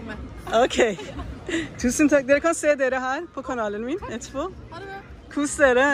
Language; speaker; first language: Norwegian; non-native, learner; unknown